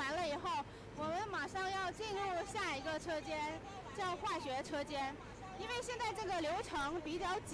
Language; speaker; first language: Chinese; native; Chinese